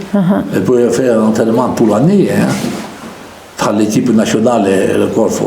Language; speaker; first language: French; non-native, local second language; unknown